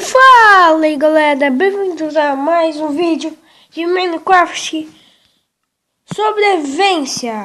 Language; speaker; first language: Portuguese; native; Portuguese